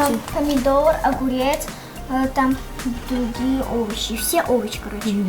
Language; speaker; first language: Russian; non-native, local second language; Tajik